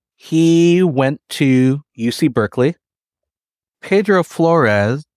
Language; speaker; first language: English; early bilingual, other home language; Filipino